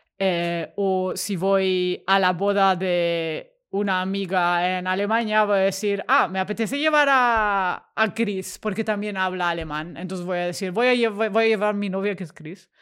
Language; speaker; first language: Spanish; non-native, fluent; German